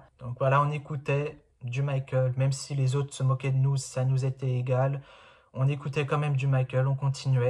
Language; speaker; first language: French; native; French